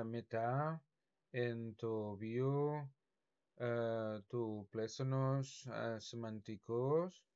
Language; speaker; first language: Greek; non-native, learner; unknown